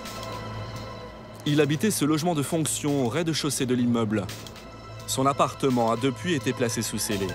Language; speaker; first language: French; native; French